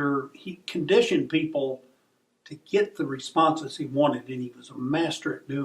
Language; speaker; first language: English; native; English